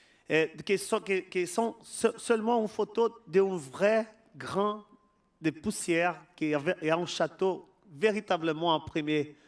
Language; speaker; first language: French; non-native, fluent; Portuguese